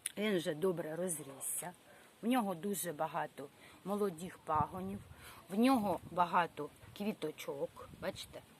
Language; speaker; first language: Ukrainian; non-native, local second language; Russian